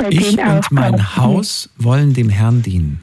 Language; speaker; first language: German; native; German